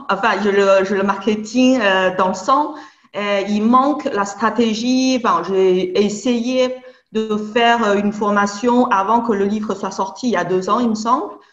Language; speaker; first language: French; non-native, fluent; Chinese